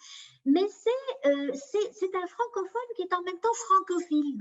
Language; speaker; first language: French; native; French